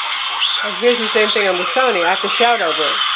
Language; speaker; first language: English; native; English